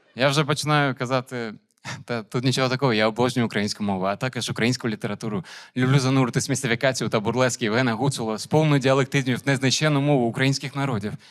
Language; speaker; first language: Ukrainian; non-native, local second language; Russian